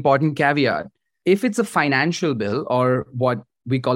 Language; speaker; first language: English; non-native, local second language; Hindi